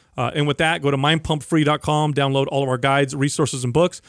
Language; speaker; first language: English; native; English